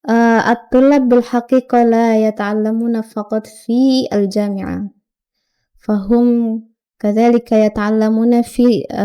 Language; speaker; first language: Arabic; non-native, fluent; Indonesian